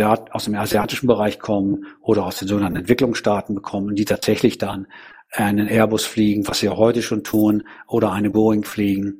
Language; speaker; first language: German; native; German